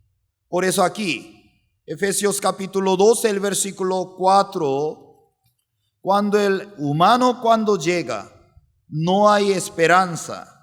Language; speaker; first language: Spanish; non-native, fluent; Korean